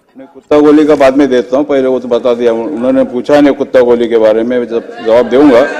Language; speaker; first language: Hindi; non-native, local second language; Marathi